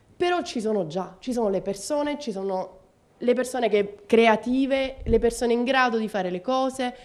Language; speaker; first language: Italian; native; Italian